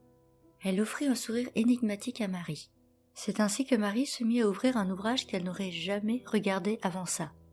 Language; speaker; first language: French; native; French